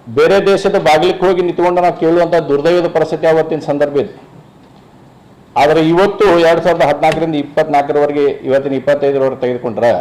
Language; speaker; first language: Kannada; native; Kannada